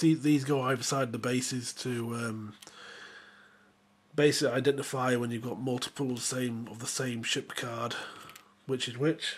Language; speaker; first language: English; native; English